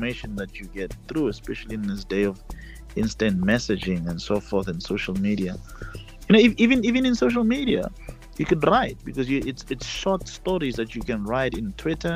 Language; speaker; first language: English; non-native, local second language; Tswana